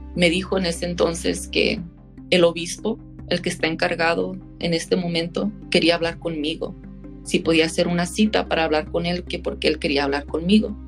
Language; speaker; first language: Spanish; early bilingual, heritage; Spanish